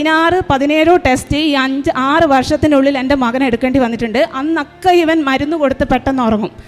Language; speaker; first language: Malayalam; native; Malayalam